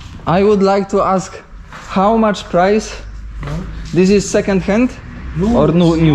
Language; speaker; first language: English; non-native, learner; Polish